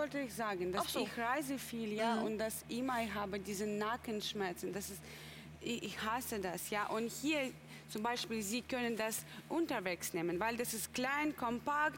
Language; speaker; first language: German; non-native, learner; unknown